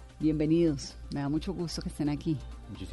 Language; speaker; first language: Spanish; native; Spanish